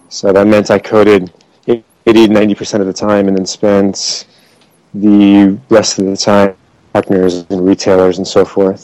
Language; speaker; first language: English; native; English